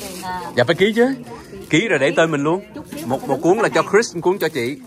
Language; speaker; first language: Vietnamese; early bilingual, heritage; Vietnamese